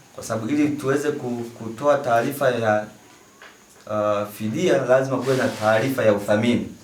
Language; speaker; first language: Swahili; native; Swahili